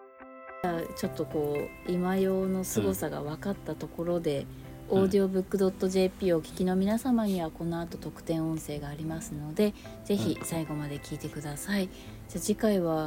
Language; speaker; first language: Japanese; native; Japanese